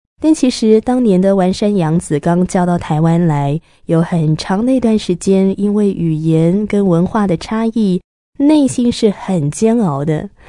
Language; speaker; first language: Chinese; native; Chinese